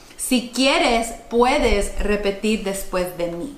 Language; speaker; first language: Spanish; non-native, fluent; English